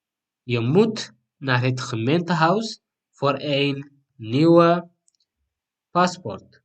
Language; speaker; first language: Dutch; non-native, fluent; Tigrinya